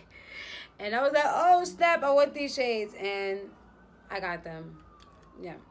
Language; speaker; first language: English; native; English